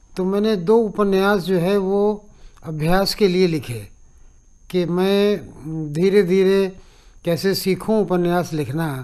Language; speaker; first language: Hindi; native; Hindi